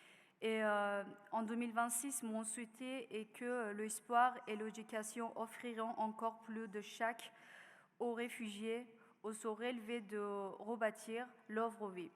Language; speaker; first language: French; non-native, learner; Persian